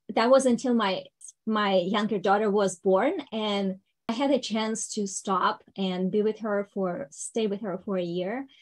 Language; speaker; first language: English; non-native, fluent; Ukrainian